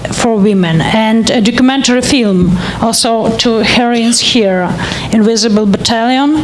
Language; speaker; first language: English; non-native, learner; Ukrainian